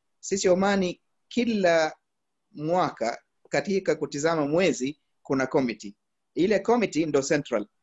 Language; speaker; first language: Swahili; early bilingual, heritage; Arabic